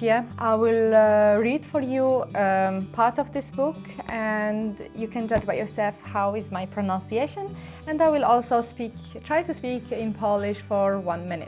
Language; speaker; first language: English; non-native, local second language; Arabic